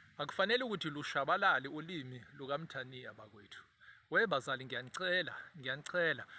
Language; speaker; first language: Zulu; native; Zulu